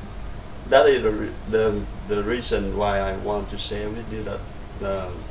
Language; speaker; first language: English; non-native, learner; Vietnamese